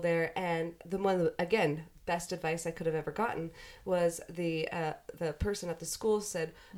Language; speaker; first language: English; native; English